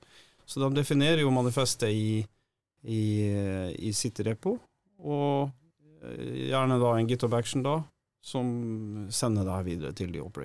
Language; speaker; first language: Norwegian; native; Norwegian